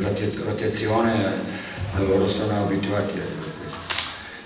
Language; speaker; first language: Italian; non-native, learner; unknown